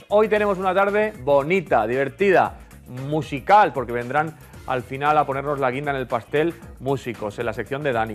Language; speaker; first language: Spanish; native; Spanish